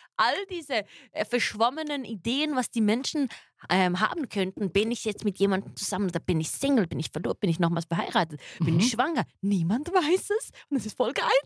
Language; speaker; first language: German; native; German